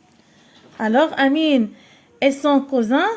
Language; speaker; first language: French; non-native, local second language; Arabic